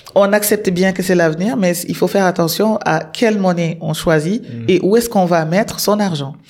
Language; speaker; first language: French; non-native, local second language; Wolof